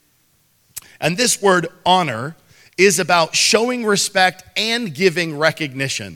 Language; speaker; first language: English; native; English